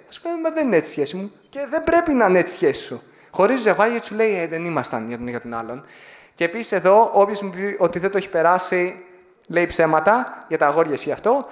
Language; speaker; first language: Greek; native; Greek